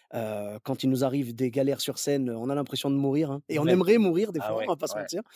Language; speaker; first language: French; native; French